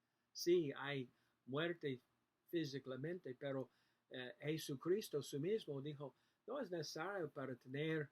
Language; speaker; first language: Spanish; non-native, learner; English